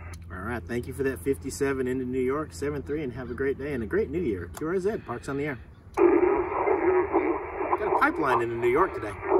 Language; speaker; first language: English; native; English